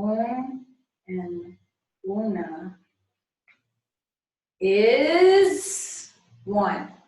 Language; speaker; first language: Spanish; non-native, learner; English